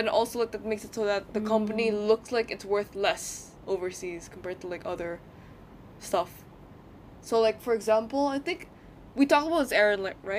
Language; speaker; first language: English; non-native, fluent; Indonesian